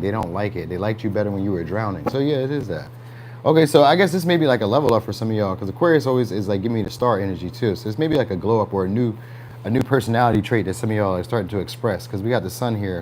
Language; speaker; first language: English; native; English